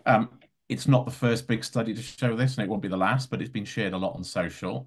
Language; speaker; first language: English; native; English